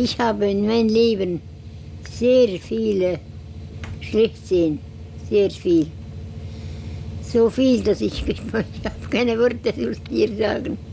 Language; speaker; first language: German; non-native, learner; Estonian